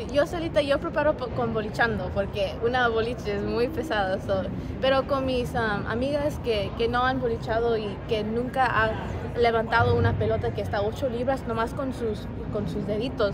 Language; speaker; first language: Spanish; early bilingual, heritage; Spanish